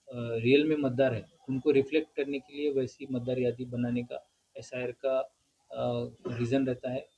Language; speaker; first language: Hindi; non-native, local second language; Marathi